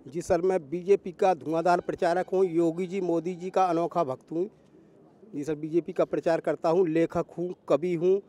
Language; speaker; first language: Hindi; native; Hindi